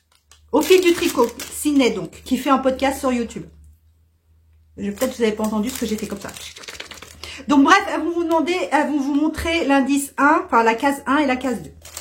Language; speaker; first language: French; native; French